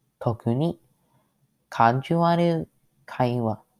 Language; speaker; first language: Japanese; non-native, learner; English